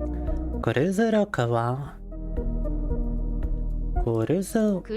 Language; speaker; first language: Japanese; non-native, learner; Russian